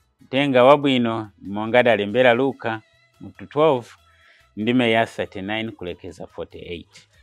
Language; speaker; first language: Nyanja; non-native, fluent; Nyankole